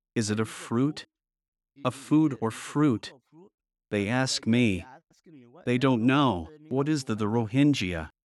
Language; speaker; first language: English; non-native, fluent; Burmese